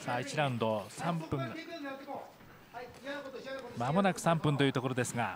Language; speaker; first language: Japanese; native; Japanese